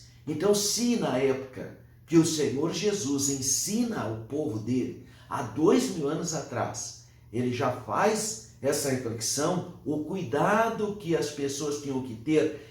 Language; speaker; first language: Portuguese; native; Portuguese